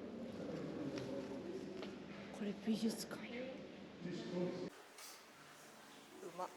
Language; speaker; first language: Japanese; native; Japanese